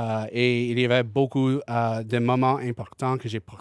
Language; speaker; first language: French; non-native, learner; English